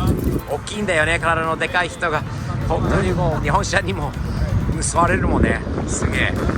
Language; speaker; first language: Japanese; non-native, fluent; English